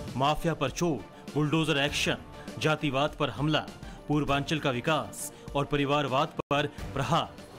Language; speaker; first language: Hindi; native; Hindi